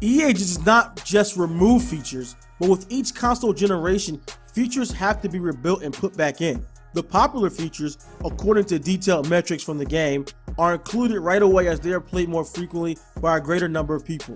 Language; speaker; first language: English; native; English